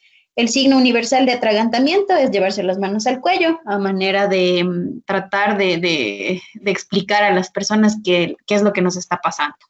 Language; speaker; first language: Spanish; native; Spanish